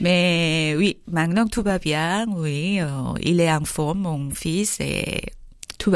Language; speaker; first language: French; non-native, fluent; Korean